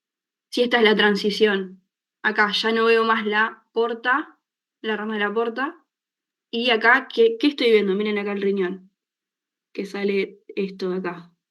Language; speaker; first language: Spanish; native; Spanish